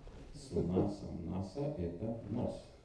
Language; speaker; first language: Russian; native; Russian